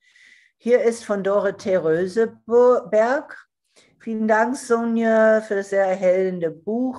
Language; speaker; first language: German; non-native, fluent; English